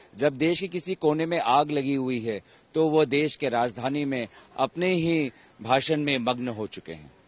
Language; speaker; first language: Hindi; non-native, local second language; Assamese